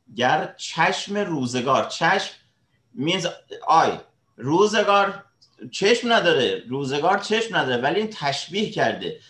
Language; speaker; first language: Persian; native; Persian